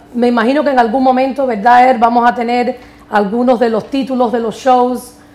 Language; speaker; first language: Spanish; early bilingual, heritage; Spanish